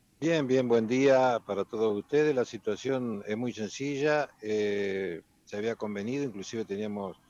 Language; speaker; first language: Spanish; native; Spanish